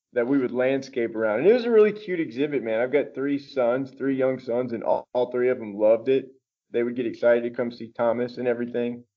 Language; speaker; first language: English; native; English